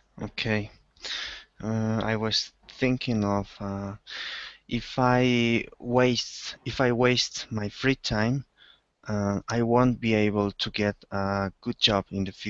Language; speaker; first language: English; non-native, learner; Spanish